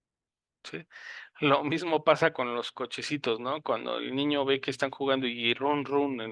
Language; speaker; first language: Spanish; native; Spanish